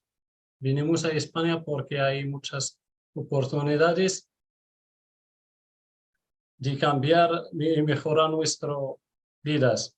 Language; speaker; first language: Spanish; non-native, learner; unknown